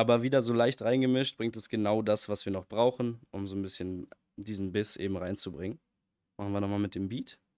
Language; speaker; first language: German; native; German